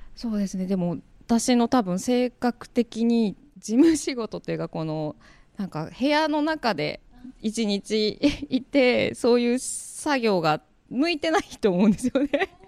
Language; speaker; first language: Japanese; native; Japanese